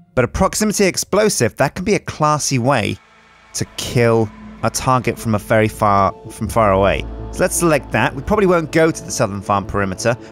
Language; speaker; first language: English; native; English